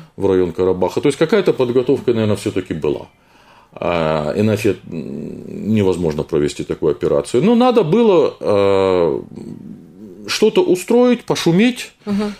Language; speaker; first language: Russian; native; Russian